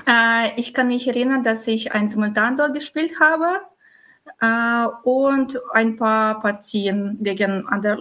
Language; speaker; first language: German; non-native, fluent; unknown